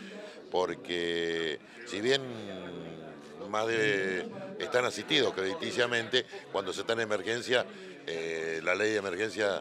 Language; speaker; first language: Spanish; native; Spanish